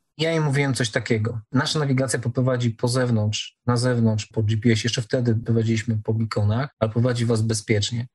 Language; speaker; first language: Polish; native; Polish